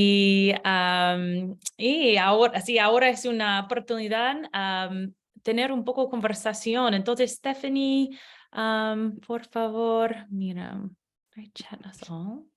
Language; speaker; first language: Spanish; non-native, learner; English